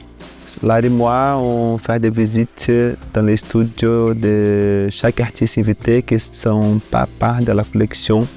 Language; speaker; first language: French; non-native, fluent; Portuguese